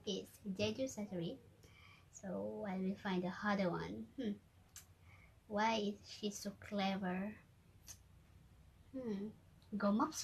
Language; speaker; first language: English; non-native, local second language; Malay